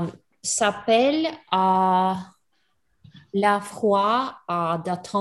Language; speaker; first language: French; non-native, learner; English